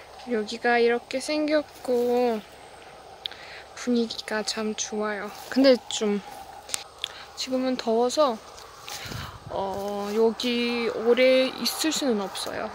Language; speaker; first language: Korean; non-native, learner; Azerbaijani